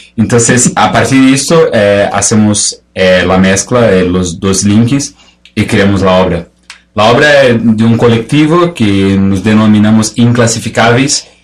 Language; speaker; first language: Spanish; non-native, fluent; Portuguese